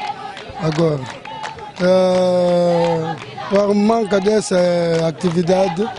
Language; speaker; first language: Portuguese; non-native, learner; Lingala